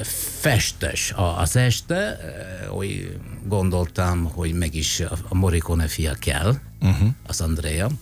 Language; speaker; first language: Hungarian; non-native, fluent; Italian